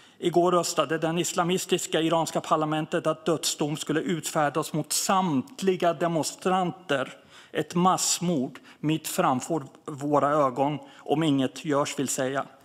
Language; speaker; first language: Swedish; early bilingual, other home language; Persian